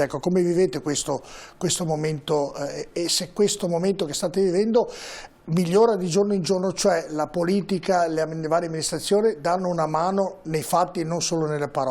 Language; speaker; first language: Italian; native; Italian